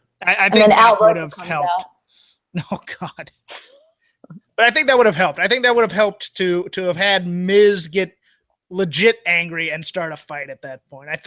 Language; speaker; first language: English; native; English